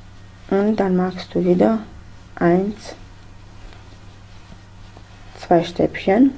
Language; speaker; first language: German; non-native, fluent; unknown